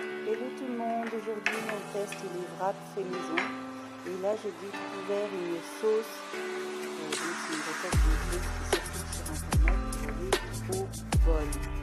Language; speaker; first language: French; native; French